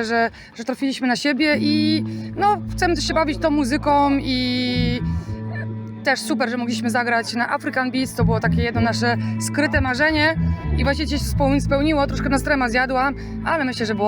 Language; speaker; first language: Polish; native; Polish